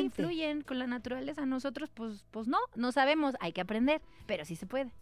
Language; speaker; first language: Spanish; native; Spanish